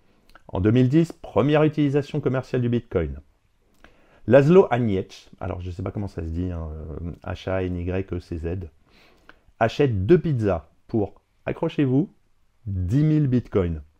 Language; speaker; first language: French; native; French